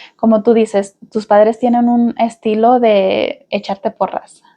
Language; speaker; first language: Spanish; early bilingual, heritage; Spanish